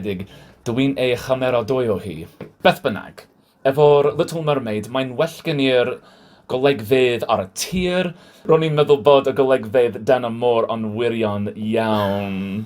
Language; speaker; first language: Welsh; non-native, learner; English